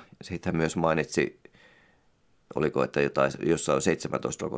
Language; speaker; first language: Finnish; native; Finnish